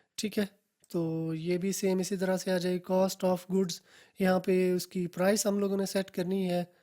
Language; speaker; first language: Urdu; non-native, local second language; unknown